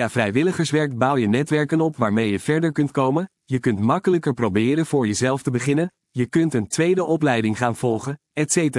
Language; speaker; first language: Dutch; native; Dutch